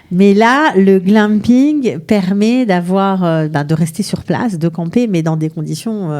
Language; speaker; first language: French; native; French